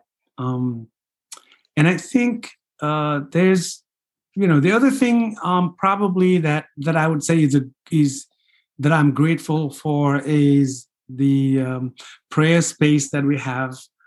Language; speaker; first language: English; non-native, fluent; Fula